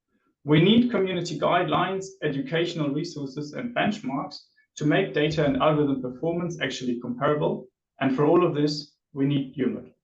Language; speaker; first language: English; non-native, fluent; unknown